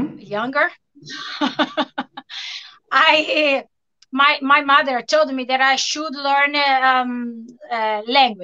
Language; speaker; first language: English; non-native, learner; Portuguese